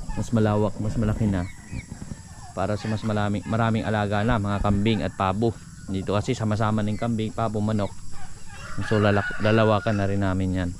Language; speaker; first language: Filipino; non-native, local second language; Cebuano